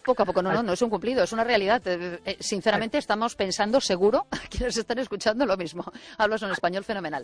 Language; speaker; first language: Spanish; native; Spanish